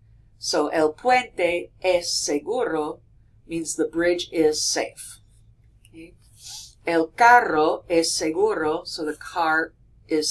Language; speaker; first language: Spanish; non-native, fluent; English